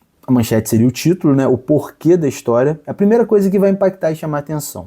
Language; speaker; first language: Portuguese; native; Portuguese